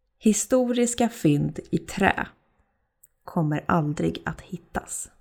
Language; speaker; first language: Swedish; native; Swedish